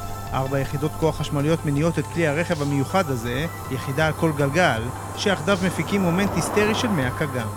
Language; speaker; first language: Hebrew; native; Hebrew